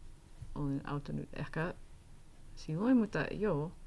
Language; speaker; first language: Finnish; non-native, learner; English